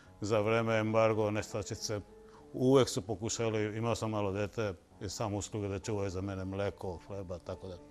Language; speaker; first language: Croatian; non-native, fluent; Bangla